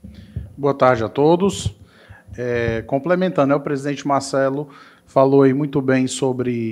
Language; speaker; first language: Portuguese; native; Portuguese